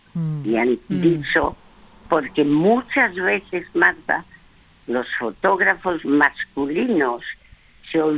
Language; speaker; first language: Spanish; early bilingual, other home language; French